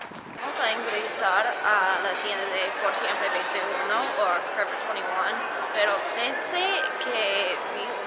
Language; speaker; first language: Spanish; non-native, learner; English